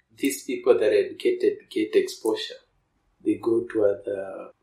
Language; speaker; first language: English; non-native, local second language; Masai